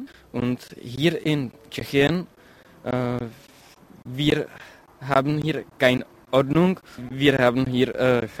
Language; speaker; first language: German; non-native, learner; Czech